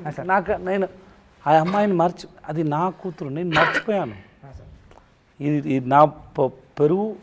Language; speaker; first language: Telugu; non-native, learner; Tamil